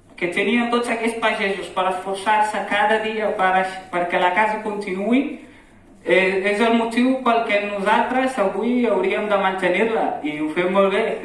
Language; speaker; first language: Catalan; early bilingual, other home language; Arabic